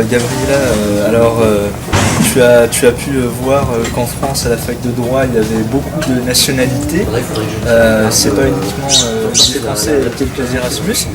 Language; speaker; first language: French; native; French